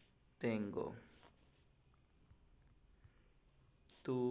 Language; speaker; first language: Spanish; non-native, learner; Hindi